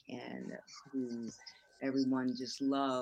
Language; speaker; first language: English; native; English